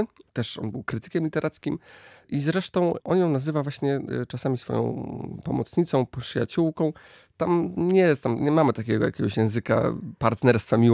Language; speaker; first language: Polish; native; Polish